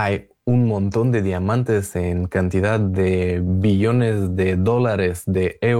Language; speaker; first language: Spanish; non-native, learner; Russian